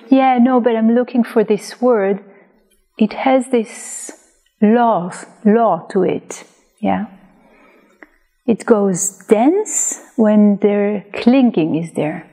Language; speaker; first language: English; non-native, fluent; Hebrew